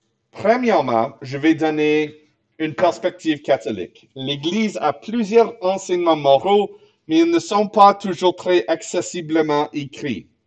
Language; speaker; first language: French; non-native, fluent; English